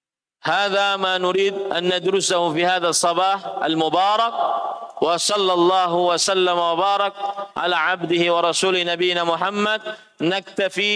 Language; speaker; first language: Arabic; non-native, fluent; Indonesian